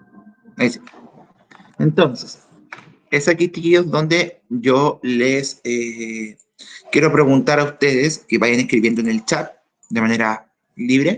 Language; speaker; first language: Spanish; native; Spanish